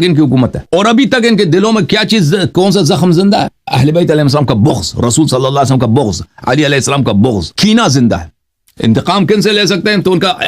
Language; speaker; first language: Urdu; non-native, fluent; Persian